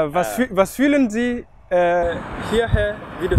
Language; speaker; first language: German; non-native, fluent; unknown